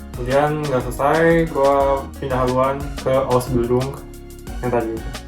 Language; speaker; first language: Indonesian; native; Indonesian